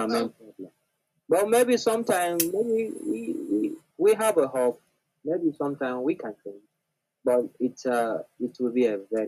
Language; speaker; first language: English; non-native, local second language; Hausa